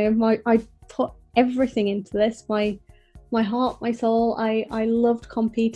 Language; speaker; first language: English; native; English